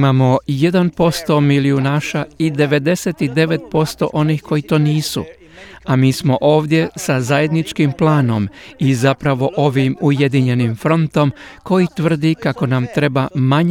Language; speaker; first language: Croatian; native; Croatian